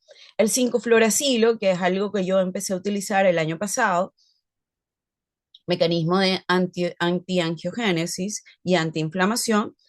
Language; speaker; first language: Spanish; native; Spanish